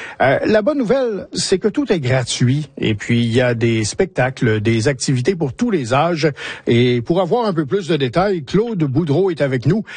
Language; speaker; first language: French; native; French